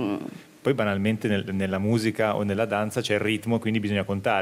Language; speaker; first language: Italian; native; Italian